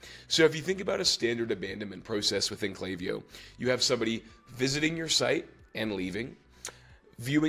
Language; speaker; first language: English; native; English